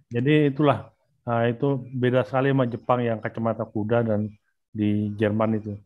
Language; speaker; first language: Indonesian; native; Indonesian